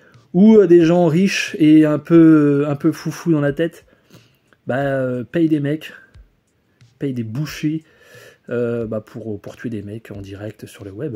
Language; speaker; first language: French; native; French